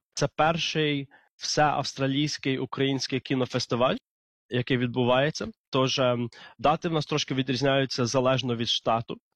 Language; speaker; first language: Ukrainian; early bilingual, heritage; Ukrainian